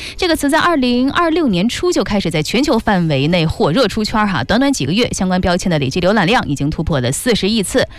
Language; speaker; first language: Chinese; native; Chinese